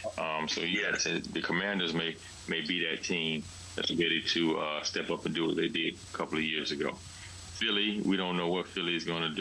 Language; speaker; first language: English; native; English